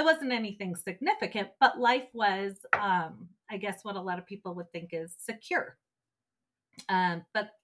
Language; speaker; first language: English; native; English